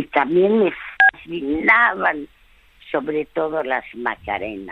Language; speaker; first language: Spanish; early bilingual, other home language; French